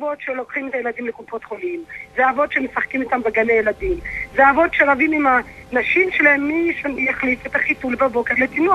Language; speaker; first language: Hebrew; native; Hebrew